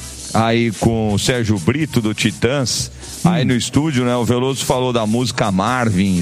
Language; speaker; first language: Portuguese; native; Portuguese